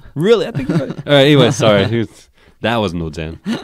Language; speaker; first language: English; native; English